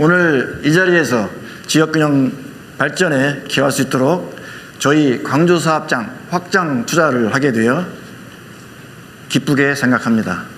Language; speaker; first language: Korean; native; Korean